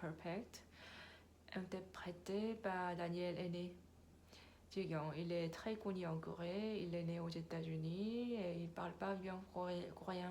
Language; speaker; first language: French; non-native, learner; Korean